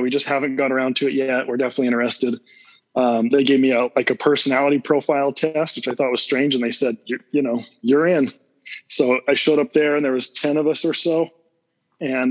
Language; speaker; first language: English; native; English